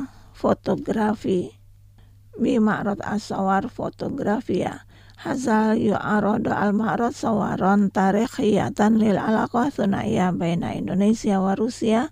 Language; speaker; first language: Arabic; non-native, learner; Indonesian